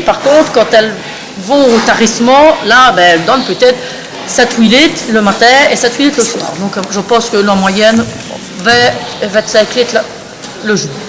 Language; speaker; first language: French; native; French